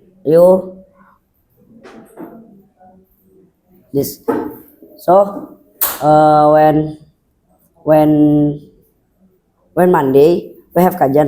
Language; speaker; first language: English; non-native, learner; Indonesian